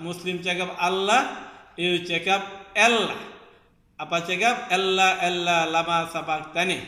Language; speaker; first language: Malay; non-native, local second language; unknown